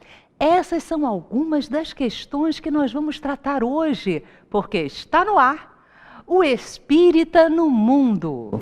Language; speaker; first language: Portuguese; native; Portuguese